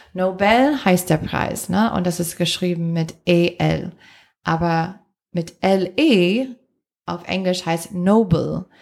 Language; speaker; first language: German; non-native, fluent; English